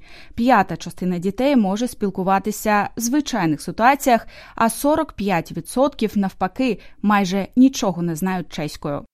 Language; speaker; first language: Ukrainian; native; Ukrainian